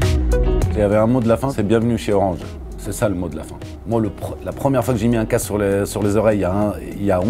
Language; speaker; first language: French; native; French